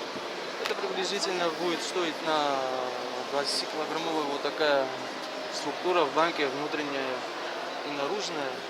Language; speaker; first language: Russian; non-native, fluent; Georgian